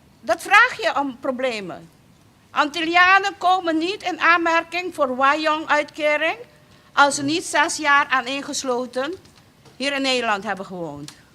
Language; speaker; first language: Dutch; non-native, local second language; Papiamento